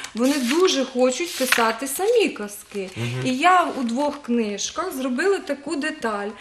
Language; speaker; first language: Ukrainian; native; Ukrainian